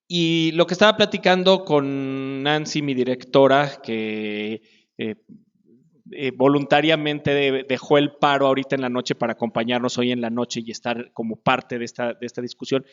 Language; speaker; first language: Spanish; native; Spanish